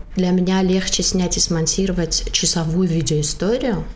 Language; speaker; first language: Russian; non-native, local second language; Tajik